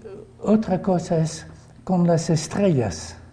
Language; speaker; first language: Spanish; non-native, fluent; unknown